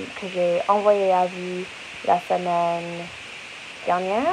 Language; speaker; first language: French; non-native, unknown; English